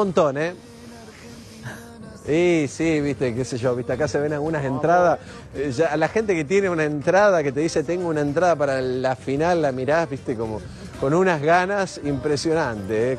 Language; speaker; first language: Spanish; native; Spanish